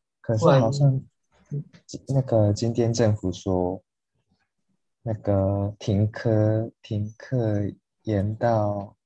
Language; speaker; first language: Chinese; non-native, fluent; Japanese